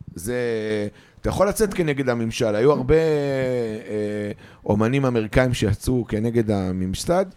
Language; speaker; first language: Hebrew; native; Hebrew